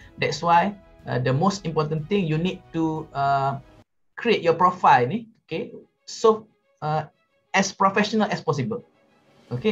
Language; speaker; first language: English; non-native, local second language; Malay